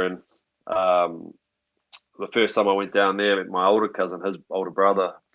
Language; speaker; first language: English; native; English